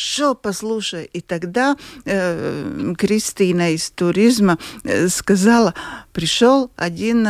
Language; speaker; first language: Russian; non-native, local second language; Latvian